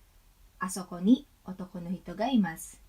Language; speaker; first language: Japanese; non-native, learner; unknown